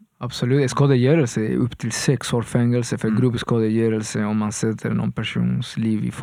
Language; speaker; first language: Swedish; non-native, fluent; Spanish